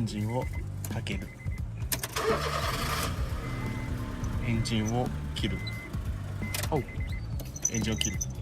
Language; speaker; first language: Japanese; native; Japanese